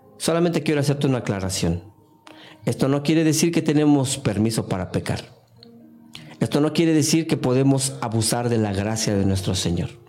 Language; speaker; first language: Spanish; non-native, fluent; English